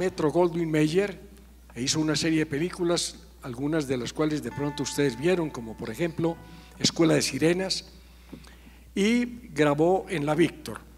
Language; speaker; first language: Spanish; native; Spanish